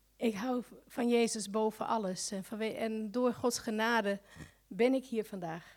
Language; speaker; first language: Dutch; native; Dutch